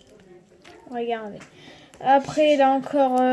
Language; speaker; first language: French; native; French